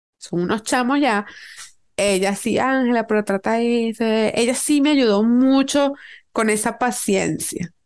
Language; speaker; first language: Spanish; native; Spanish